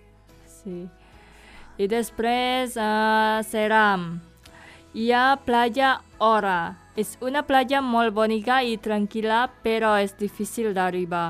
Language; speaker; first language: Catalan; non-native, learner; Indonesian